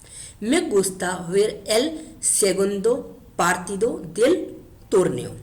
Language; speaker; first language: Spanish; non-native, fluent; Hindi